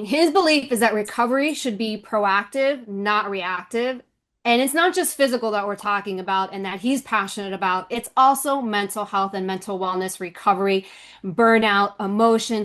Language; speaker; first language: English; native; English